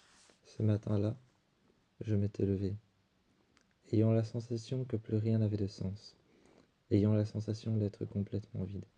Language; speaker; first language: French; native; French